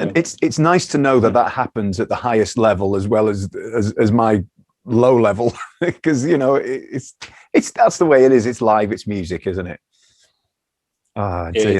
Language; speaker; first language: English; native; English